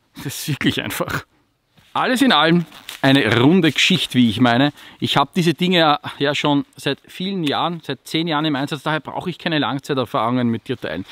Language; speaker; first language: German; native; German